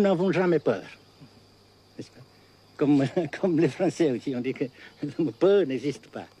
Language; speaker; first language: French; non-native, fluent; Vietnamese